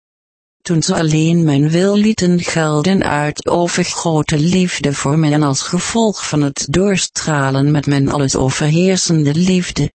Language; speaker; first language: Dutch; native; Dutch